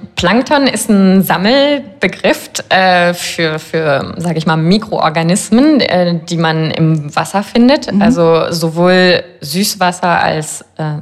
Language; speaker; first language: German; non-native, fluent; French